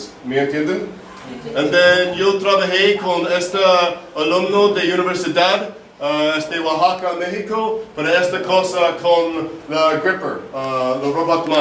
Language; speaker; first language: Spanish; non-native, learner; English